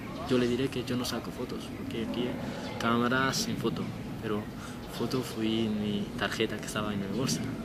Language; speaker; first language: Spanish; non-native, learner; Persian